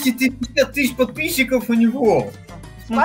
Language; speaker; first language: Russian; native; Russian